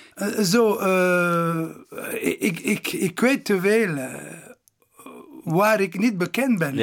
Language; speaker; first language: Dutch; non-native, local second language; Italian